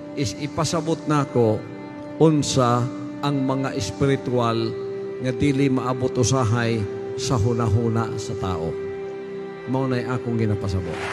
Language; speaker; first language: Cebuano; native; Cebuano